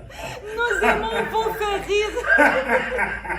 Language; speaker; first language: French; non-native, fluent; Arabic